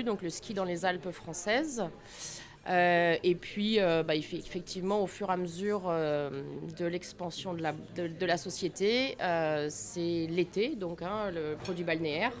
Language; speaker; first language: French; native; French